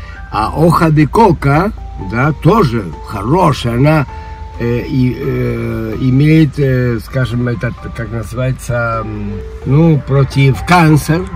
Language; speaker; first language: Russian; early bilingual, heritage; Russian